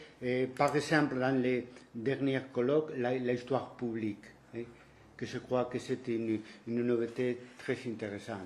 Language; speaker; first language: French; non-native, fluent; Spanish